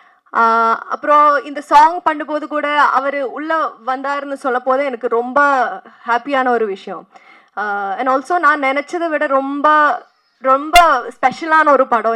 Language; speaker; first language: Tamil; non-native, learner; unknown